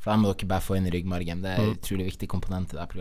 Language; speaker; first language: Norwegian; native; Norwegian